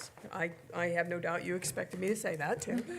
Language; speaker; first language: English; native; English